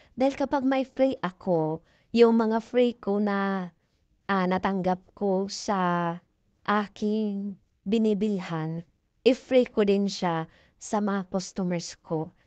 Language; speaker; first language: Filipino; non-native, local second language; Cebuano